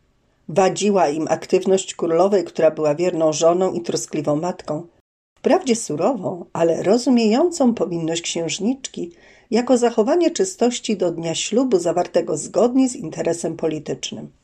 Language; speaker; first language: Polish; native; Polish